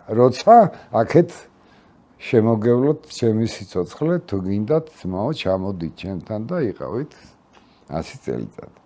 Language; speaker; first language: Georgian; native; Georgian